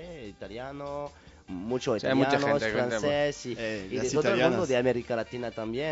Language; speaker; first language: Spanish; non-native, learner; French